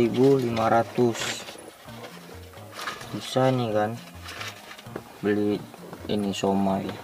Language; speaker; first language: Indonesian; native; Indonesian